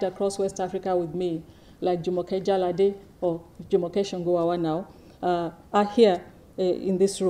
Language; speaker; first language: English; non-native, local second language; Yoruba